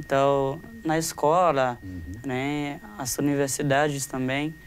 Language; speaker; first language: Portuguese; non-native, fluent; Haitian Creole